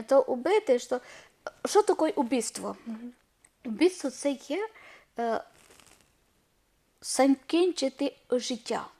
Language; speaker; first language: Ukrainian; non-native, learner; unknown